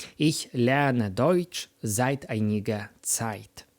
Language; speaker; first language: German; non-native, fluent; Polish